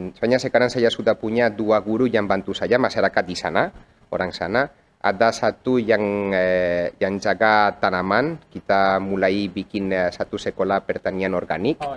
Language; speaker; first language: Indonesian; non-native, fluent; Spanish